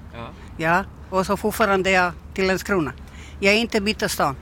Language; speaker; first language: Swedish; non-native, learner; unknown